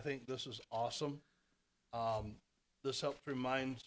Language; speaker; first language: English; native; English